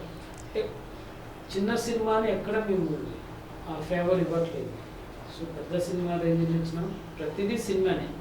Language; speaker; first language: Telugu; native; Telugu